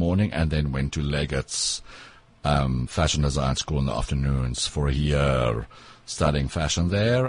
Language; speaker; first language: English; non-native, local second language; Afrikaans